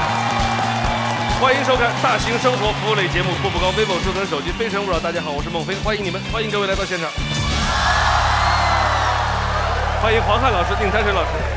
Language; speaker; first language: Chinese; native; Chinese